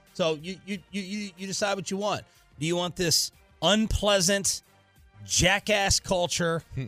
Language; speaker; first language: English; native; English